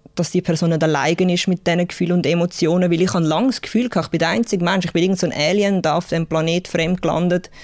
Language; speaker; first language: German; native; German